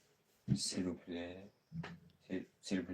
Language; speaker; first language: French; non-native, learner; Azerbaijani